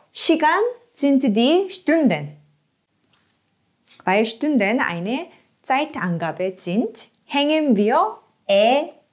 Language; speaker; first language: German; non-native, fluent; Korean